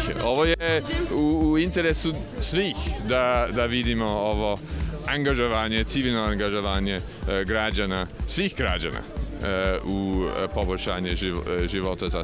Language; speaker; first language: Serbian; non-native, fluent; English